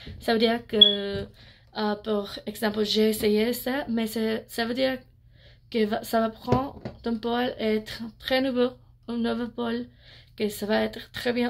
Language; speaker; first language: French; non-native, learner; English